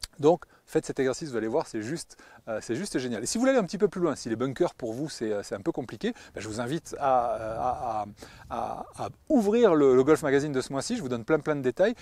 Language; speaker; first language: French; native; French